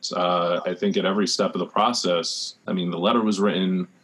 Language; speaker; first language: English; native; English